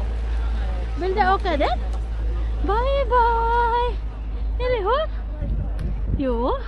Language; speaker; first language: Swedish; non-native, learner; Filipino